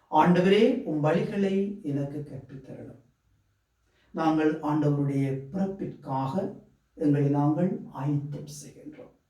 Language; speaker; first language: Tamil; native; Tamil